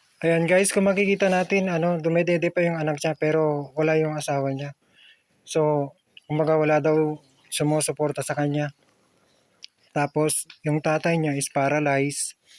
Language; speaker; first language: Filipino; native; Filipino